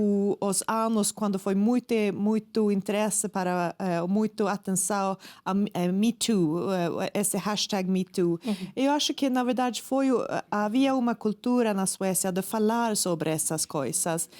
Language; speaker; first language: Portuguese; non-native, fluent; Swedish